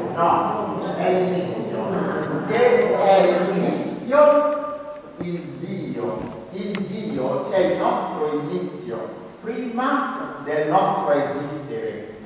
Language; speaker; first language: Italian; non-native, fluent; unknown